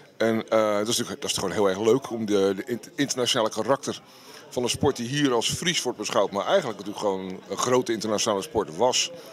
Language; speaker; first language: Dutch; native; Dutch